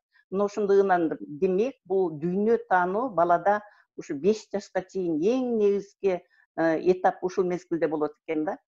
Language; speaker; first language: Kyrgyz; native; Kyrgyz